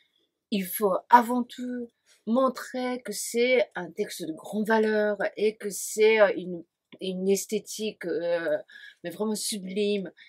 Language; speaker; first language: French; non-native, fluent; Japanese